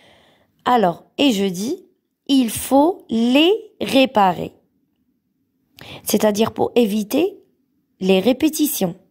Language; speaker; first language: French; non-native, local second language; Arabic